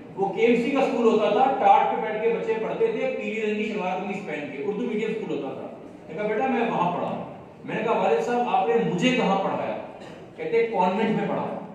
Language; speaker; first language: Urdu; non-native, local second language; Sindhi